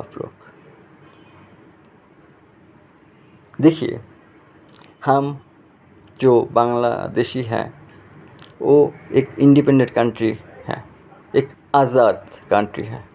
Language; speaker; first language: Hindi; non-native, fluent; Bangla